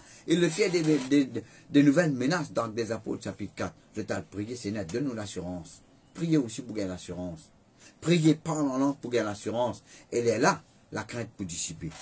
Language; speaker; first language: French; non-native, learner; Morisyen